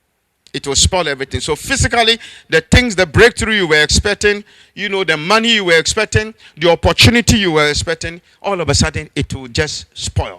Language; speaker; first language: English; non-native, local second language; Akan